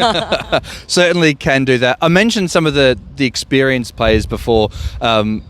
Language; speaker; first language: English; native; English